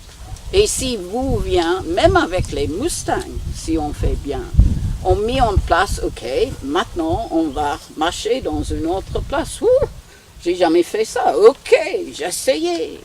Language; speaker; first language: French; non-native, learner; English